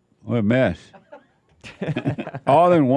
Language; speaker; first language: English; native; English